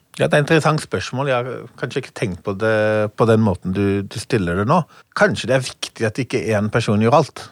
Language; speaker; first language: Norwegian; non-native, fluent; Hebrew